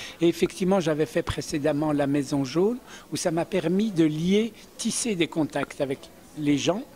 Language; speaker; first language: French; early bilingual, other home language; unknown